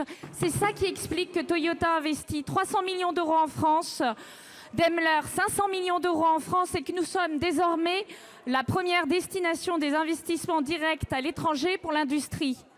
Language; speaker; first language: French; native; French